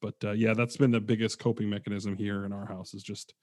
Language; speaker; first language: English; native; English